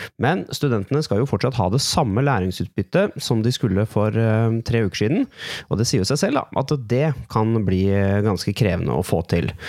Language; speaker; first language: Norwegian; native; Norwegian